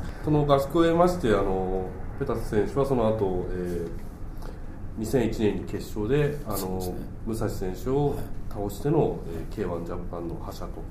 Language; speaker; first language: Japanese; native; Japanese